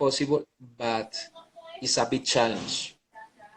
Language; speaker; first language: English; non-native, learner; Spanish